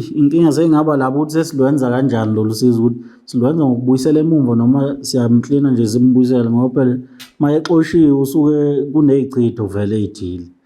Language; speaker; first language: Zulu; native; Zulu